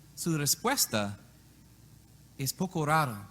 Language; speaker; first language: Spanish; non-native, learner; English